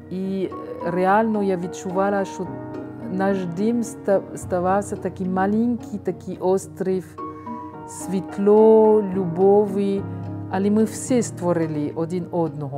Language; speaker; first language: Ukrainian; non-native, fluent; French